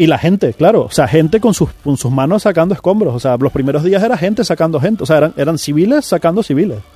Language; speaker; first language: Spanish; native; Spanish